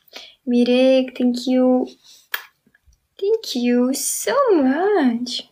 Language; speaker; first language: English; non-native, learner; Russian